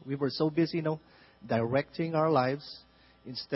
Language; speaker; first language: English; non-native, local second language; Filipino